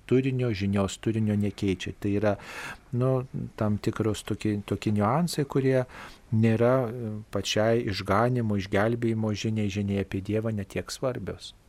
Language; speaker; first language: Lithuanian; native; Lithuanian